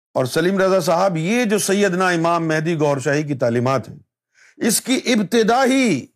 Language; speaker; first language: Urdu; native; Urdu